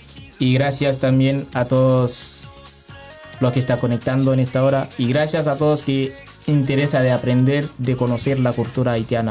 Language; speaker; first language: Spanish; non-native, learner; Haitian Creole